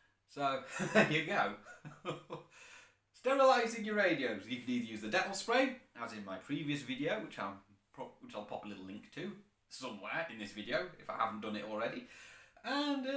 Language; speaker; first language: English; native; English